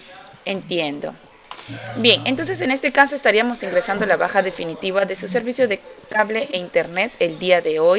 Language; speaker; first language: Spanish; native; Spanish